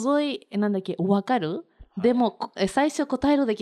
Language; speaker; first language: Japanese; non-native, learner; Spanish